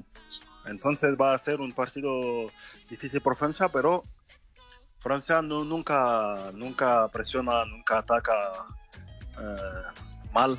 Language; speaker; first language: Spanish; non-native, fluent; French